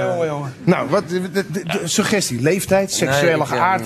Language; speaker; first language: Dutch; native; Dutch